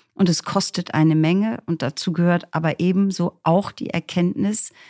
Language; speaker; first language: German; native; German